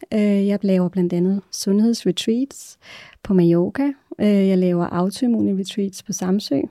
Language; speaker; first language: Danish; native; Danish